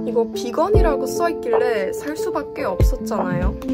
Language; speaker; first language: Korean; non-native, fluent; German